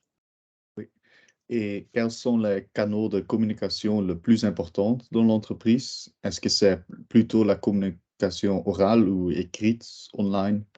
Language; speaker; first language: French; non-native, local second language; Dutch